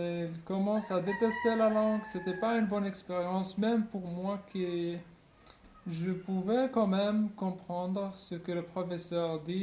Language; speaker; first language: French; non-native, local second language; Arabic